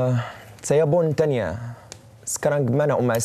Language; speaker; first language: Indonesian; non-native, fluent; Arabic